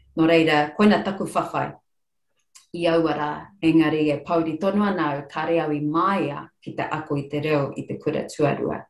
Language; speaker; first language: Māori; non-native, local second language; English